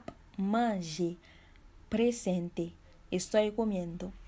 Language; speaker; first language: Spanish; non-native, fluent; Haitian Creole